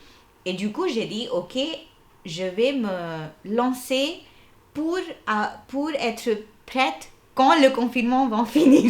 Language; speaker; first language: French; non-native, fluent; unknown